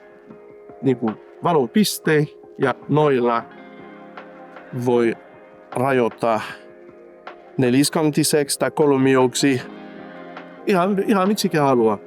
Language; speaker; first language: Finnish; non-native, fluent; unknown